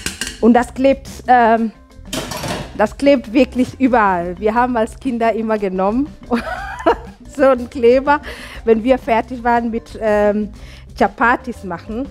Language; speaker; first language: German; non-native, fluent; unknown